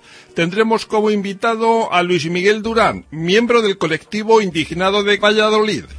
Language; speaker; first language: Spanish; native; Spanish